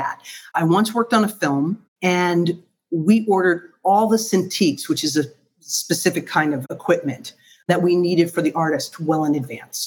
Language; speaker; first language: English; native; English